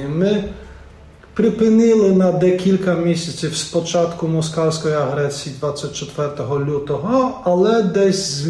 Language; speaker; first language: Ukrainian; non-native, fluent; Polish